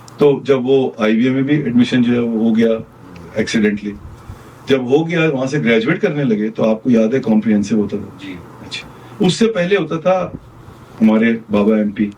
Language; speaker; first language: Urdu; non-native, local second language; Punjabi